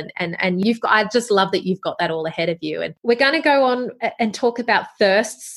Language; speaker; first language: English; native; English